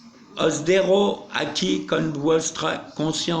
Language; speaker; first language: Spanish; non-native, learner; French